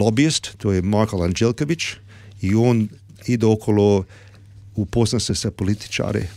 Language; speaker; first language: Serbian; early bilingual, heritage; Croatian